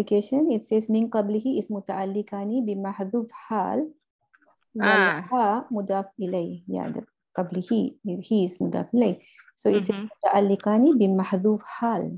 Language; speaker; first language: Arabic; non-native, learner; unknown